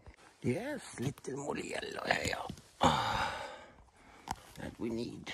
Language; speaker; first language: English; non-native, learner; Swedish